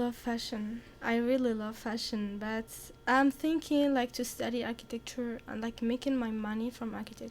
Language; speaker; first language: English; non-native, learner; Arabic